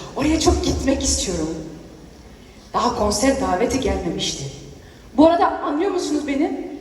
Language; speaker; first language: Turkish; early bilingual, heritage; Turkish